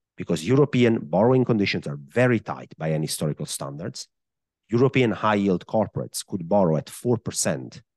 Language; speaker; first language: English; non-native, fluent; Italian